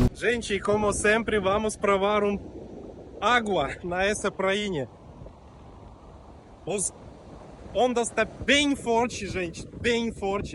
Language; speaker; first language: Portuguese; non-native, learner; Russian